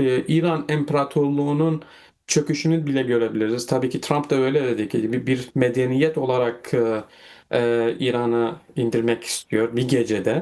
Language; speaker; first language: Turkish; non-native, fluent; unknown